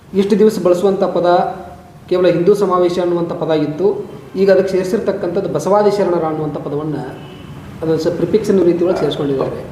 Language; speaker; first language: Kannada; native; Kannada